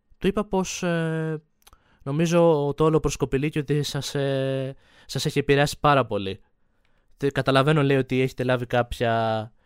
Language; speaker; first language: Greek; native; Greek